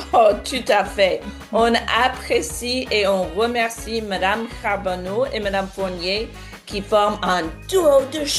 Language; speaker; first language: French; non-native, fluent; English